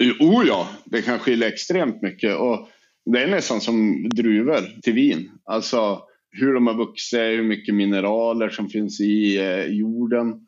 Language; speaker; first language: Swedish; native; Swedish